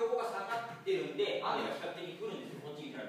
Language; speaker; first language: Japanese; native; Japanese